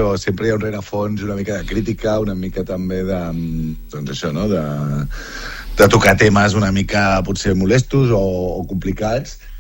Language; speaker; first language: Catalan; native; Catalan